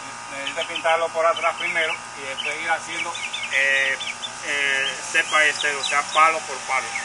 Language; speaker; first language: Spanish; native; Spanish